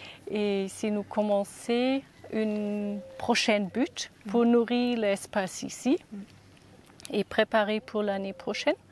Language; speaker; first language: French; non-native, learner; German